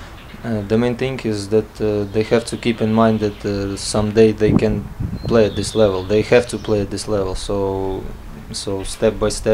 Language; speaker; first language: English; non-native, learner; Latvian